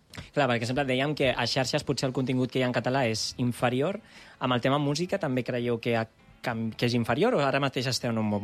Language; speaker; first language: Catalan; native; Catalan